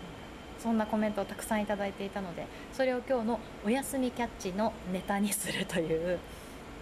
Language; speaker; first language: Japanese; native; Japanese